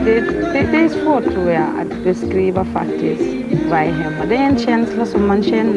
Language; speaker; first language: Swedish; non-native, fluent; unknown